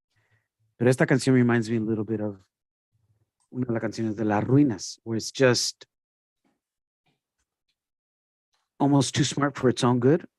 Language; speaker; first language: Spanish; early bilingual, heritage; Spanish